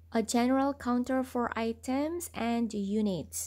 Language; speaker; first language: English; non-native, local second language; Filipino